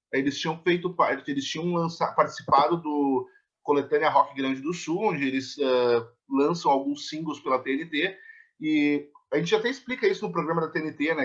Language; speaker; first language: Portuguese; native; Portuguese